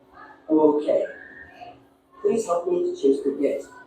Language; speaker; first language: English; non-native, learner; Indonesian